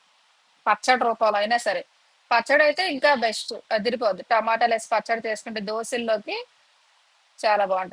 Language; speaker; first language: Telugu; native; Telugu